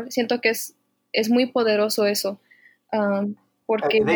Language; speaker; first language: Spanish; early bilingual, heritage; Spanish